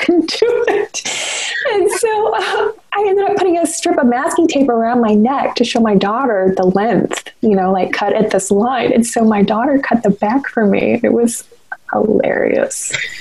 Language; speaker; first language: English; native; English